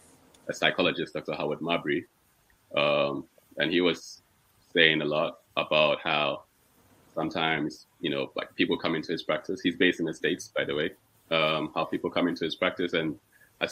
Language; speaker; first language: English; non-native, local second language; Akan